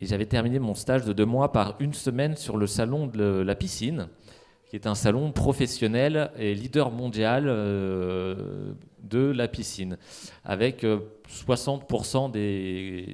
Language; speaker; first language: French; native; French